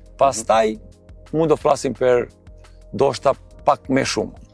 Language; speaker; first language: Albanian; non-native, learner; Serbian